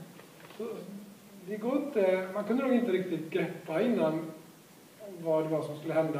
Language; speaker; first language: Swedish; native; Swedish